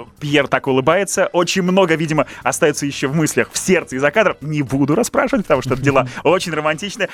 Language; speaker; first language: Russian; native; Russian